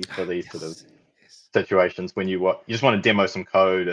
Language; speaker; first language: English; native; English